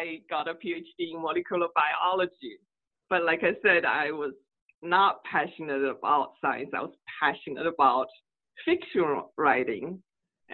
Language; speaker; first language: English; non-native, fluent; Chinese